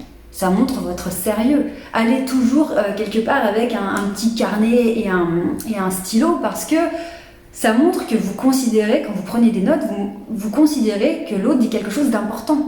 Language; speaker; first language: French; native; French